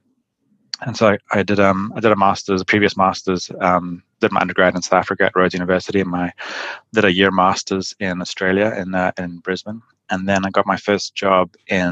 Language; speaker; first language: English; native; English